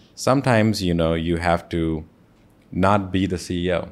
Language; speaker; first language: English; non-native, local second language; Hindi